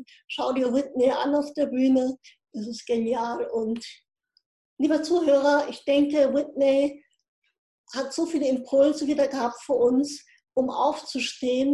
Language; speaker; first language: German; native; German